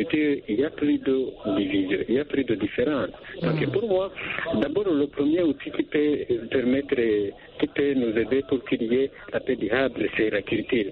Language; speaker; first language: French; non-native, local second language; Rundi